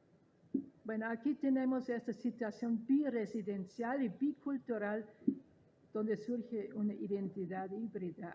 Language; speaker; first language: Spanish; non-native, fluent; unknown